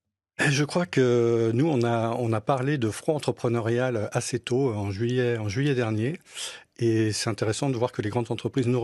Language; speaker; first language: French; native; French